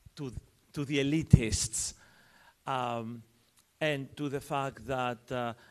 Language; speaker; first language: English; non-native, fluent; Albanian